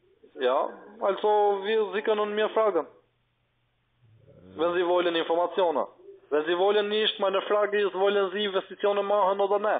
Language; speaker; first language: German; non-native, learner; Italian